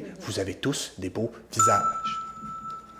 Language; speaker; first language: French; native; French